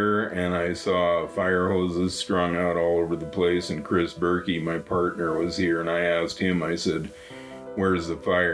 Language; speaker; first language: English; native; English